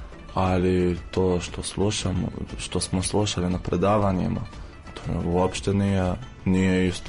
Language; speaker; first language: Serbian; non-native, fluent; Arabic